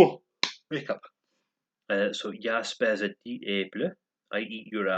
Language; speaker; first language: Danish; non-native, learner; English